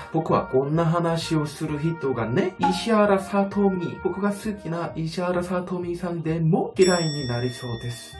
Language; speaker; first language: Japanese; non-native, fluent; Korean